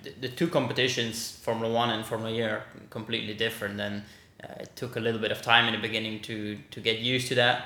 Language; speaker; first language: English; non-native, fluent; Dutch